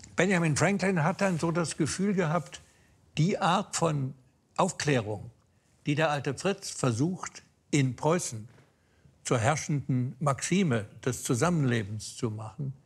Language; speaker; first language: German; native; German